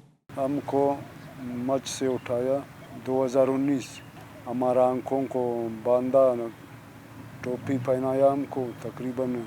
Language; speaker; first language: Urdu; non-native, local second language; Baluchi